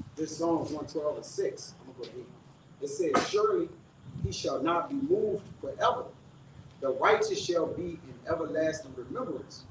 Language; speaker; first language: English; native; English